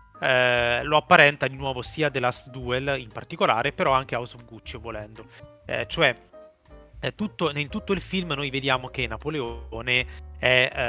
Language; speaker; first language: Italian; native; Italian